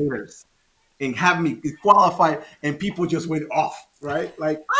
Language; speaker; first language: English; non-native, fluent; Spanish